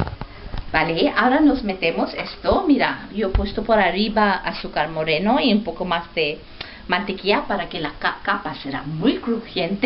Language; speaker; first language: Spanish; non-native, fluent; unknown